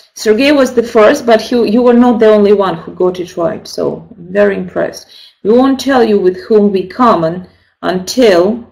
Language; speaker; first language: English; non-native, fluent; Russian